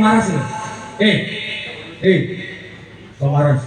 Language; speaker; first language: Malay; non-native, local second language; Javanese